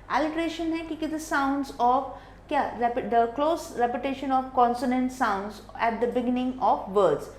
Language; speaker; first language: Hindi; non-native, local second language; Bangla